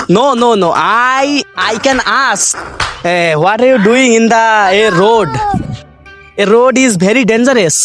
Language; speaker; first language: English; non-native, learner; Bangla